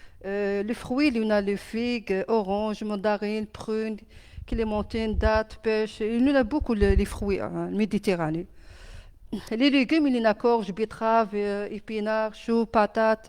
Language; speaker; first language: French; non-native, learner; Arabic